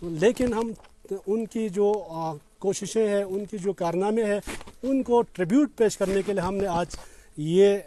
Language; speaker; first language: Urdu; non-native, local second language; Balti